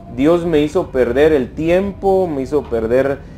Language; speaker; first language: Spanish; native; Spanish